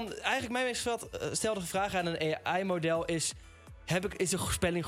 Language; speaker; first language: Dutch; native; Dutch